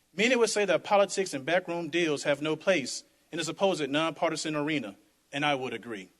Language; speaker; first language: English; native; English